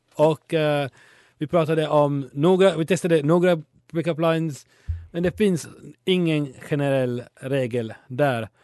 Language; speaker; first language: Swedish; non-native, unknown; Italian